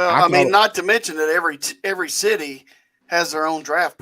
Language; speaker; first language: English; native; English